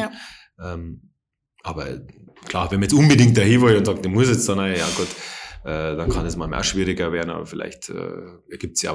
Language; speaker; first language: German; native; German